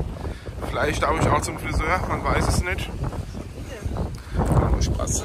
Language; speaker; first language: German; native; German